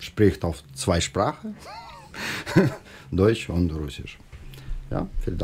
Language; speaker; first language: German; non-native, learner; Russian